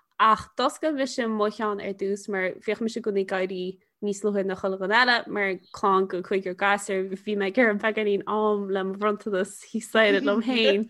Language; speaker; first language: Irish; non-native, local second language; English